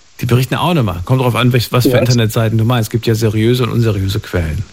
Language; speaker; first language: German; native; German